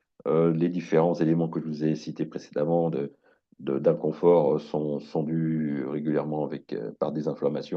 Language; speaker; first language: French; native; French